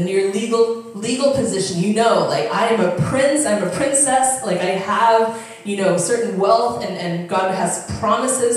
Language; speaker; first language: English; native; English